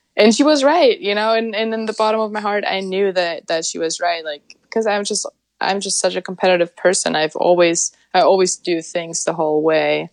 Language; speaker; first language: English; non-native, fluent; German